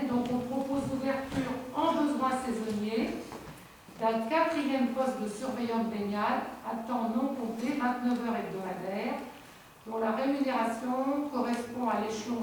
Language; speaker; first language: French; native; French